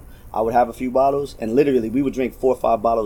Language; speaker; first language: English; native; English